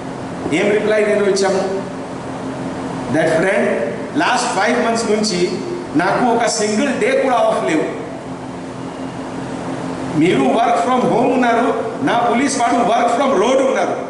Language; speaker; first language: Telugu; non-native, fluent; Hindi